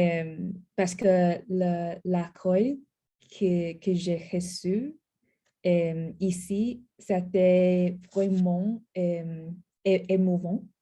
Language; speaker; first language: French; non-native, learner; English